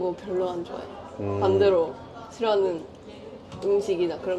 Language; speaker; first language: Korean; non-native, fluent; Japanese